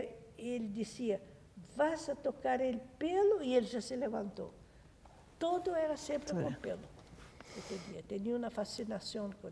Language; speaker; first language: Spanish; non-native, fluent; Portuguese